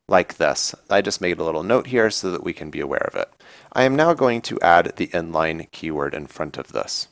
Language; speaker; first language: English; native; English